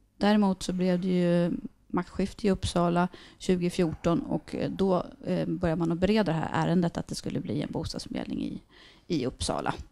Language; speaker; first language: Swedish; native; Swedish